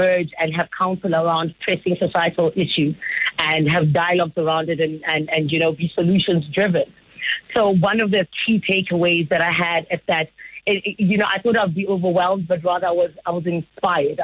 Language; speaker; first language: English; non-native, local second language; Northern Sotho